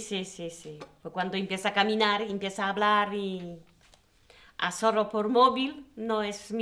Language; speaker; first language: Spanish; non-native, learner; Polish